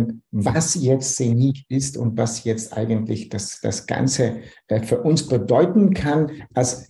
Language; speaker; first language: German; non-native, fluent; Dutch